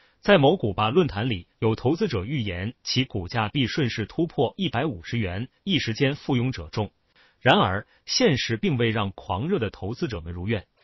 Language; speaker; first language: Chinese; native; Chinese